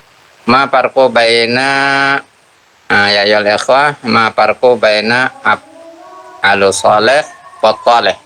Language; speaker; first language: Arabic; non-native, learner; Indonesian